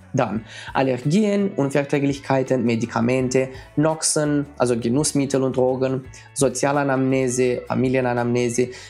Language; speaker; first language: German; non-native, fluent; Romanian